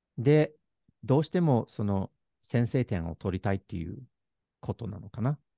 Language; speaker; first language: Japanese; non-native, fluent; English